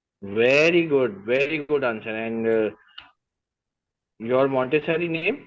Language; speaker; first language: English; non-native, learner; Urdu